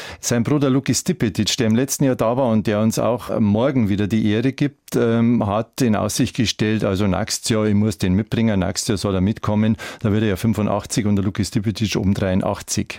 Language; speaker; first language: German; native; German